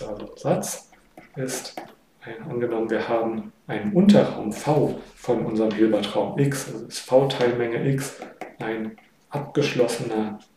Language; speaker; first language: German; native; German